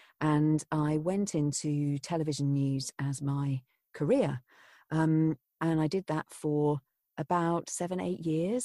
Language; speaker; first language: English; native; English